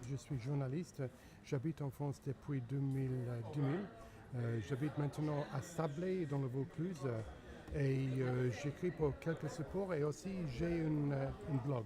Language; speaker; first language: French; non-native, fluent; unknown